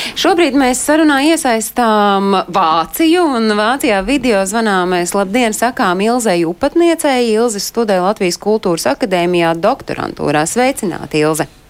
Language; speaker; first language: Latvian; native; Latvian